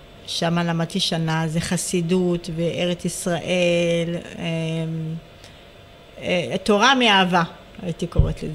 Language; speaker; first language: Hebrew; early bilingual, other home language; Amharic